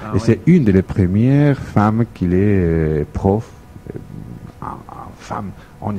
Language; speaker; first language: French; non-native, fluent; Spanish